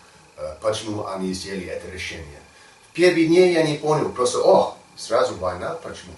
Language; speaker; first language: Russian; non-native, learner; English